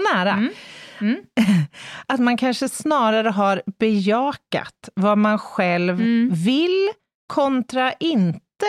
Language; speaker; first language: Swedish; native; Swedish